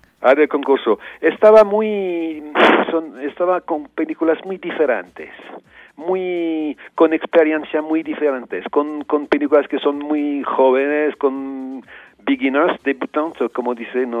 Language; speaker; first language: Spanish; non-native, learner; French